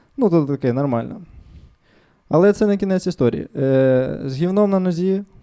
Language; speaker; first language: Ukrainian; non-native, local second language; Russian